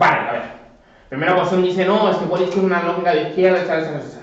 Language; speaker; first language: Spanish; native; Spanish